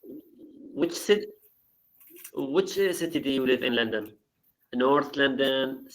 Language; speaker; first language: English; non-native, learner; Arabic